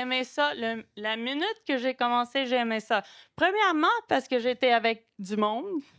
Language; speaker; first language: French; non-native, local second language; English